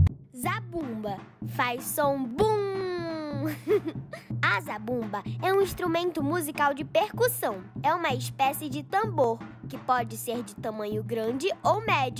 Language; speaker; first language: Portuguese; native; Portuguese